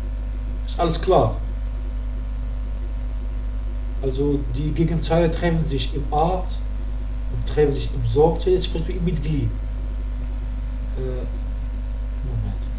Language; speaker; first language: German; non-native, learner; Arabic